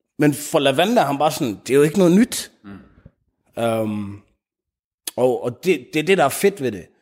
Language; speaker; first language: Danish; early bilingual, other home language; Arabic